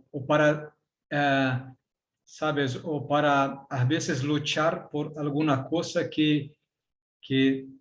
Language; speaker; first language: Spanish; non-native, learner; Portuguese